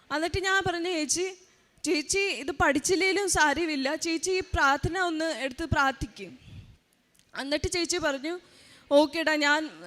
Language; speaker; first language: Malayalam; early bilingual, heritage; Malayalam